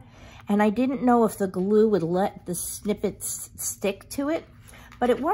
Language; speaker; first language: English; native; English